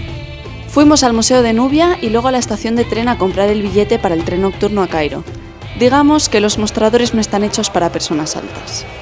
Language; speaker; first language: Spanish; native; Spanish